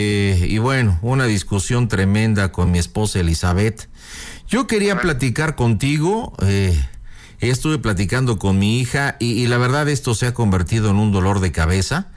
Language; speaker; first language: Spanish; native; Spanish